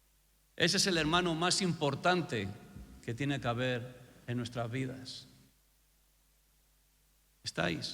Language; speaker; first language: Spanish; native; Spanish